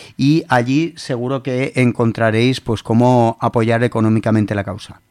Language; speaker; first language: Spanish; native; Spanish